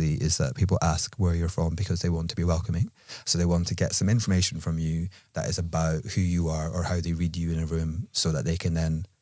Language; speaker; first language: English; native; English